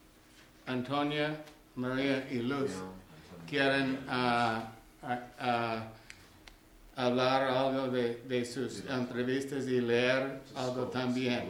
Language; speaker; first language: Spanish; non-native, learner; English